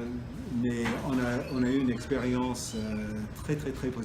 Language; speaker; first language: French; non-native, fluent; English